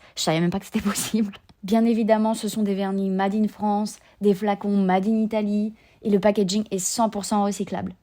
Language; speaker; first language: French; native; French